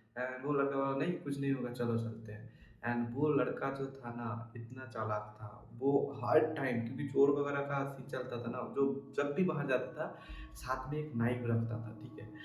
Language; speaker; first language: Hindi; non-native, local second language; Bangla